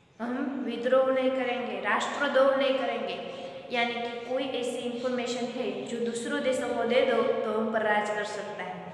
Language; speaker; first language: Hindi; non-native, local second language; Gujarati